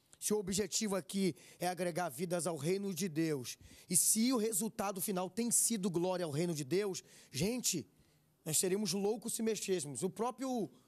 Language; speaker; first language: Portuguese; native; Portuguese